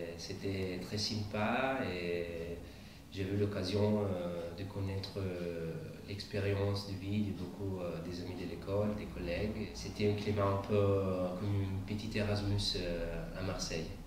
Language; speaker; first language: French; non-native, fluent; Italian